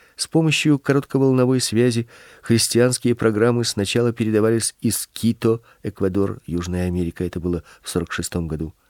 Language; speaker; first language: Russian; early bilingual, other home language; Swedish